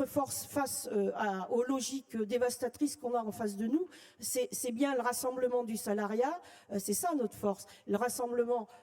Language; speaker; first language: French; native; French